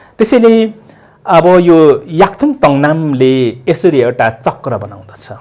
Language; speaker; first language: Nepali; non-native, local second language; Limbu